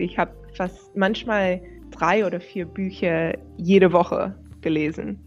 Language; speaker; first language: German; non-native, fluent; English